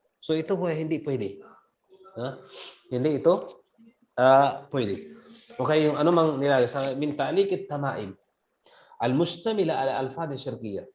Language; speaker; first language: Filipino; non-native, local second language; Cebuano